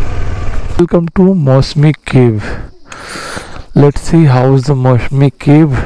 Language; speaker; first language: English; non-native, local second language; Bangla